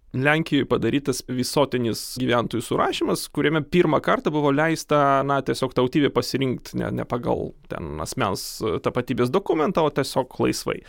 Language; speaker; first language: Lithuanian; non-native, local second language; Polish